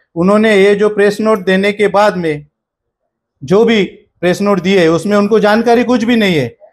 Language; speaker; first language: Hindi; non-native, local second language; Marathi